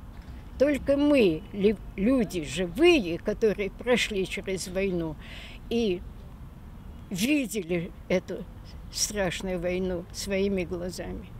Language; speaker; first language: Russian; native; Russian